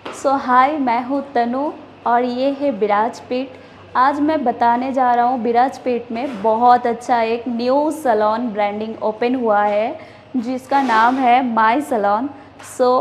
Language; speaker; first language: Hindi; non-native, local second language; Kannada